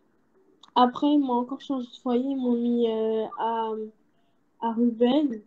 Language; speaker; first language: French; early bilingual, other home language; Portuguese